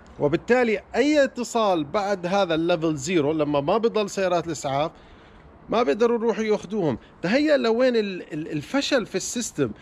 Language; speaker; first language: Arabic; native; Arabic